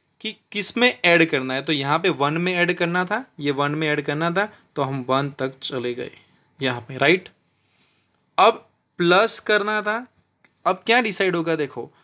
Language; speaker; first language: Hindi; non-native, local second language; Gujarati